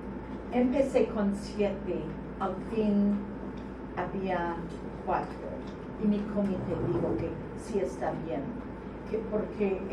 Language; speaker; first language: Spanish; non-native, fluent; English